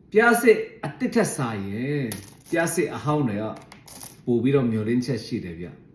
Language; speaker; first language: Burmese; non-native, local second language; Shan